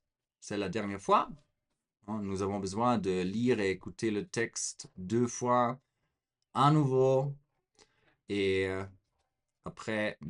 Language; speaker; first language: French; non-native, fluent; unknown